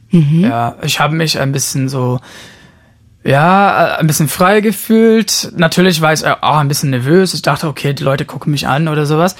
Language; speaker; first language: German; non-native, fluent; Portuguese